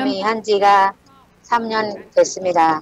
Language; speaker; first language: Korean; non-native, learner; Thai